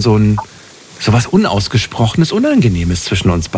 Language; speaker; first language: German; native; German